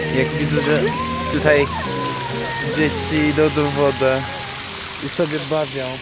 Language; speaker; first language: Polish; non-native, fluent; Persian